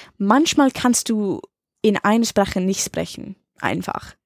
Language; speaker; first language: German; non-native, learner; English